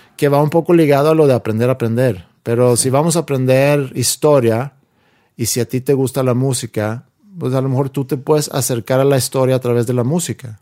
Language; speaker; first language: Spanish; non-native, fluent; Swedish